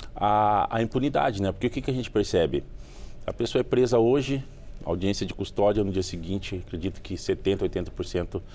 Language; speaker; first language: Portuguese; native; Portuguese